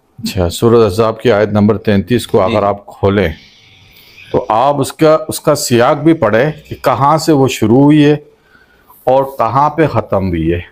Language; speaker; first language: Urdu; native; Urdu